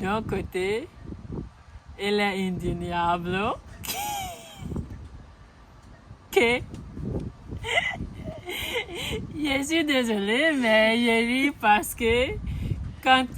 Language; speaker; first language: French; non-native, learner; Akan